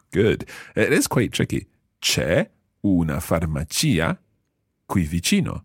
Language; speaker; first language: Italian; non-native, fluent; English